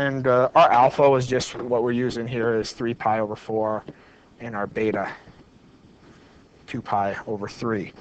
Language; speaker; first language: English; native; English